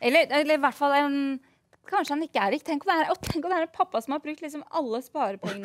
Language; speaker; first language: Norwegian; native; Norwegian